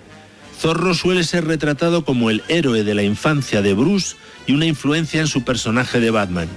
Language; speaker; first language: Spanish; native; Spanish